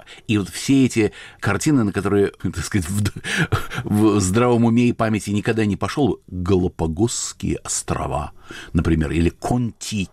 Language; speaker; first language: Russian; native; Russian